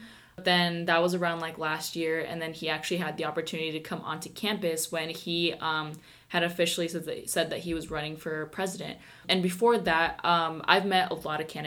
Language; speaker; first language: English; early bilingual, other home language; Spanish